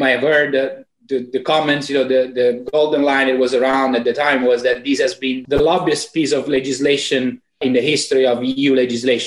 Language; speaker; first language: English; non-native, fluent; Italian